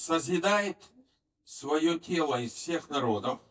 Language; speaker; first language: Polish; non-native, learner; Russian